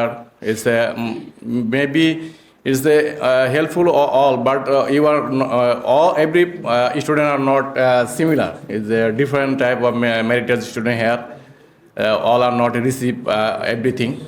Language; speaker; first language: English; non-native, learner; Bangla